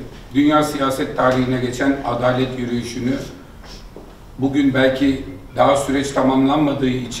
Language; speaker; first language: Turkish; native; Turkish